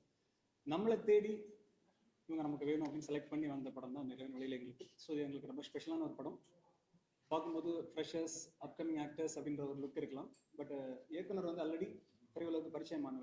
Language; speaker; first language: Tamil; native; Tamil